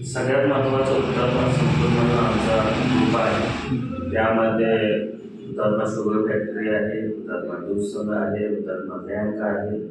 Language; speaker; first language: Marathi; native; Marathi